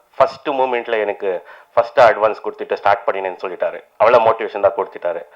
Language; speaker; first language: Tamil; non-native, fluent; Kannada